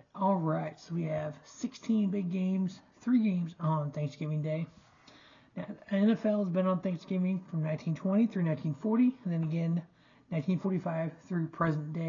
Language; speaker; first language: English; native; English